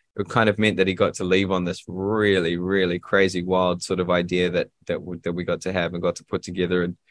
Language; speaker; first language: English; native; English